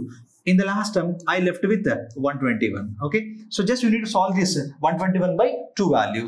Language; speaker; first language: English; non-native, local second language; Telugu